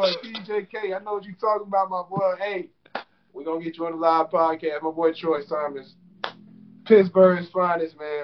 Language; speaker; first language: English; native; English